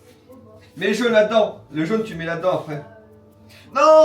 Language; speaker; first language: French; native; French